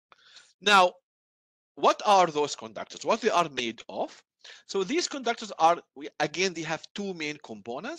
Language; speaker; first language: English; non-native, fluent; Arabic